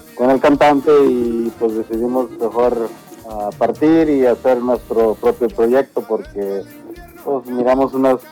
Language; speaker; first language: Spanish; early bilingual, heritage; Spanish